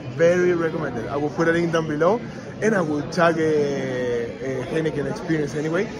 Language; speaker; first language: English; non-native, fluent; Spanish